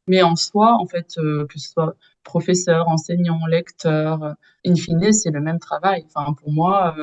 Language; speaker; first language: French; native; French